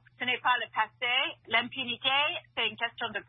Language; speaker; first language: French; non-native, fluent; English